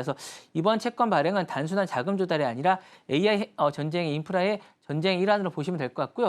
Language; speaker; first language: Korean; native; Korean